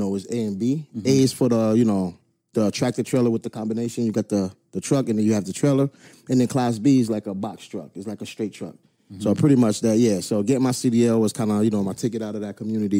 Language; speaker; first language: English; non-native, fluent; Haitian Creole